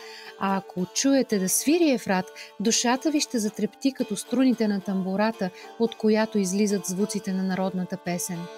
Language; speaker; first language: Bulgarian; native; Bulgarian